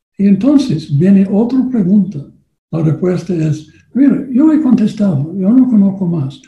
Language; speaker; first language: Spanish; non-native, learner; English